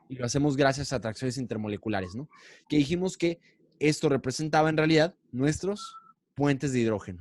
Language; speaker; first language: Spanish; native; Spanish